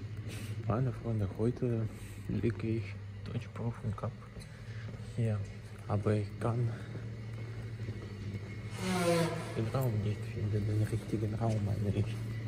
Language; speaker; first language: German; non-native, learner; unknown